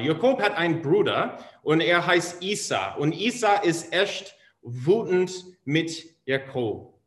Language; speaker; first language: German; non-native, fluent; English